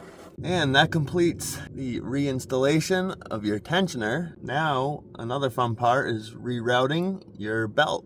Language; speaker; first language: English; native; English